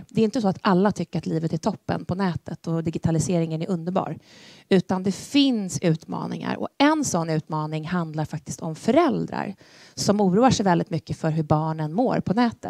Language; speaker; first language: Swedish; native; Swedish